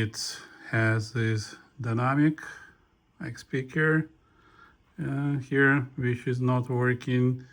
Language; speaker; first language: English; non-native, fluent; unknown